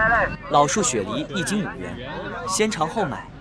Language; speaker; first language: Chinese; native; Chinese